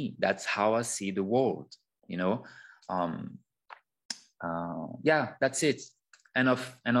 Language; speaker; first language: English; non-native, fluent; French